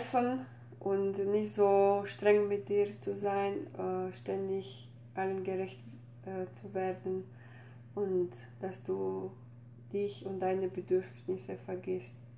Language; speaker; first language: German; non-native, fluent; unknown